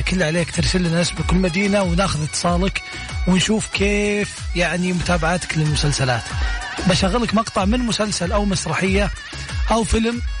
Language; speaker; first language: Arabic; native; Arabic